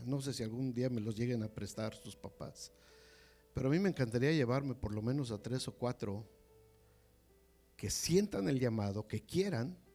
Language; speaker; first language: Spanish; native; Spanish